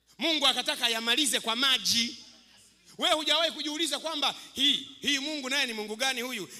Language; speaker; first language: Swahili; native; Swahili